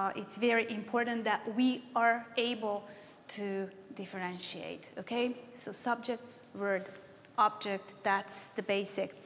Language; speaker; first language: English; non-native, fluent; Hungarian